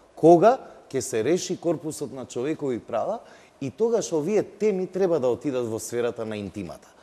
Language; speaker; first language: Macedonian; non-native, local second language; Albanian